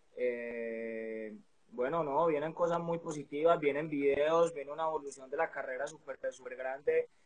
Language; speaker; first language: Spanish; native; Spanish